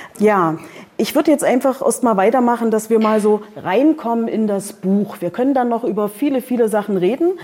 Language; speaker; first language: German; native; German